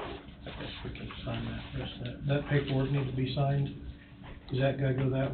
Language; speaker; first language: English; native; English